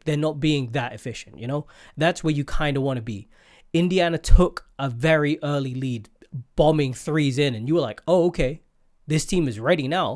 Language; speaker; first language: English; native; English